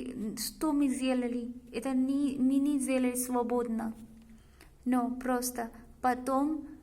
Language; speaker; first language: Russian; non-native, learner; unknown